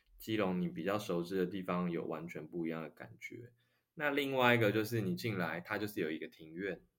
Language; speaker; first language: Chinese; native; Chinese